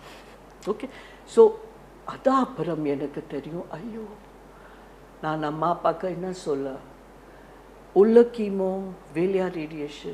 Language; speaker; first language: Tamil; non-native, learner; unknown